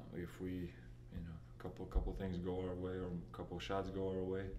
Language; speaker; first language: English; non-native, fluent; Latvian